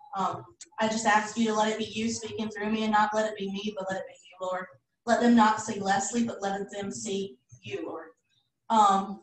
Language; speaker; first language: English; early bilingual, other home language; Spanish